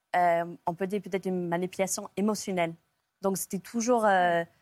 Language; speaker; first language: French; non-native, fluent; English